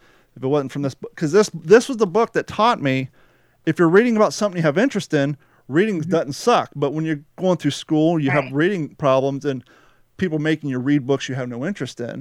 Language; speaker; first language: English; native; English